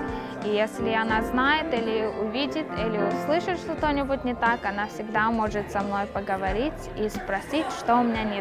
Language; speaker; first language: Russian; early bilingual, heritage; Russian